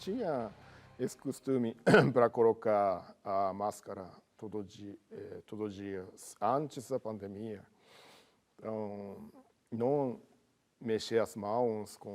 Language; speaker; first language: Portuguese; non-native, learner; Japanese